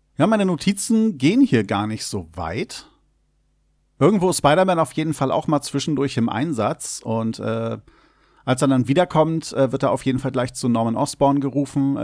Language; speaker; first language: German; native; German